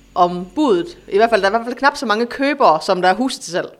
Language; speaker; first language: Danish; native; Danish